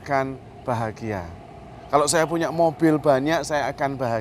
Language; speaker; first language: Indonesian; native; Indonesian